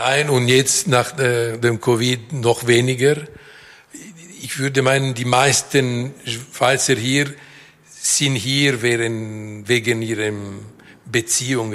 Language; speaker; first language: German; non-native, fluent; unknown